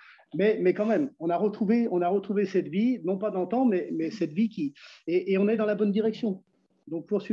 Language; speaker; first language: French; native; French